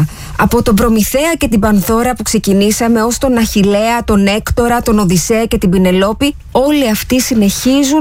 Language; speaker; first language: Greek; native; Greek